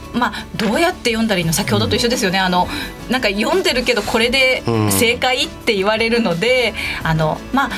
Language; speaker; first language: Japanese; native; Japanese